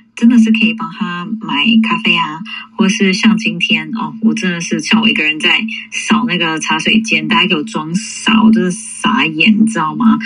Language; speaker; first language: Chinese; early bilingual, heritage; English